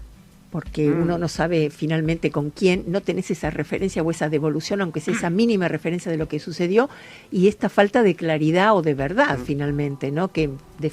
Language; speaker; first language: Spanish; native; Spanish